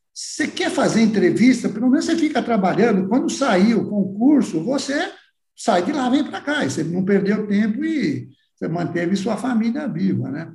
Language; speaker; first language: Portuguese; early bilingual, other home language; Italian